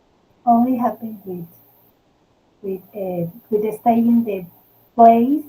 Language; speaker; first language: English; non-native, learner; Spanish